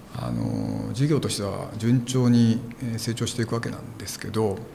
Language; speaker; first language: Japanese; native; Japanese